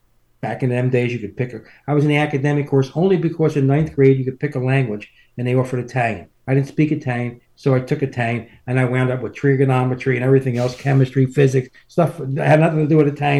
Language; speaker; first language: English; native; English